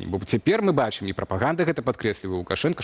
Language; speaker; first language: Belarusian; native; Belarusian